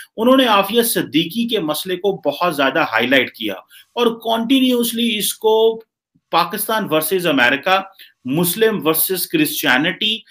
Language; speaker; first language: Hindi; native; Hindi